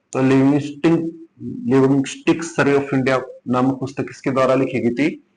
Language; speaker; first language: Hindi; native; Hindi